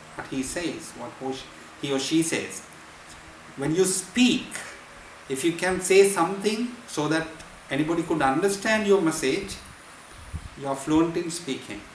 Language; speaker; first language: English; non-native, local second language; Sinhala